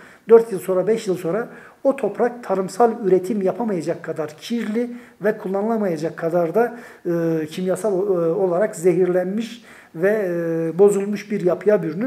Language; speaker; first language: Turkish; native; Turkish